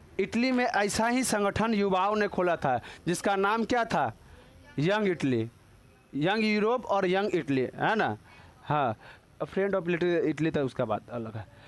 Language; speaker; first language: Hindi; native; Hindi